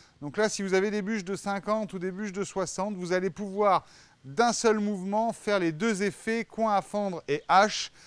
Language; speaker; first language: French; native; French